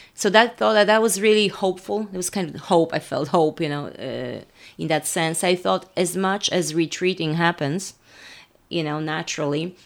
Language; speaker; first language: English; non-native, fluent; Polish